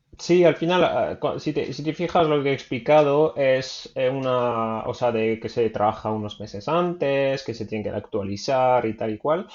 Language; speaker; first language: Spanish; non-native, fluent; French